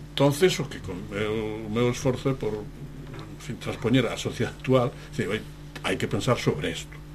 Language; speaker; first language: Galician; native; Galician